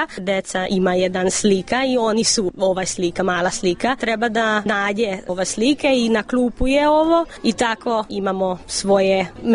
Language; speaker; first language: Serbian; non-native, local second language; Hungarian